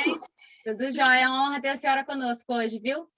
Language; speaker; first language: Portuguese; native; Portuguese